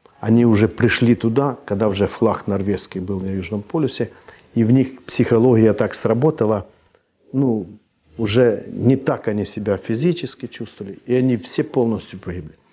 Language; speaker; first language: Russian; native; Russian